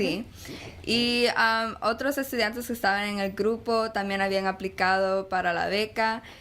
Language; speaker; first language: Spanish; early bilingual, heritage; Spanish